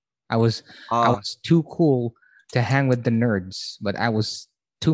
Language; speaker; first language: English; non-native, local second language; Filipino